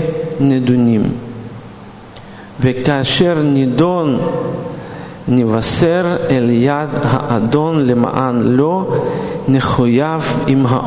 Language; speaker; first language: Hebrew; non-native, fluent; Russian